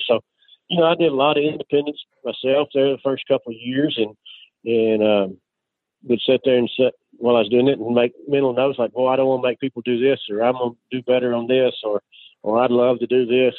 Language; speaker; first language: English; native; English